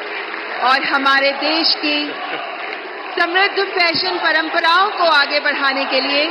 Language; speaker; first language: Hindi; native; Hindi